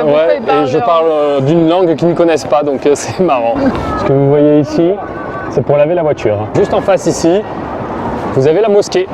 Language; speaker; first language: French; native; French